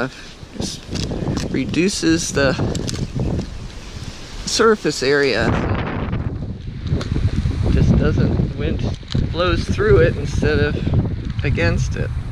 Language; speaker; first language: English; native; English